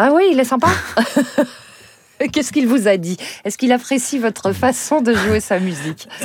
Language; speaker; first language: French; native; French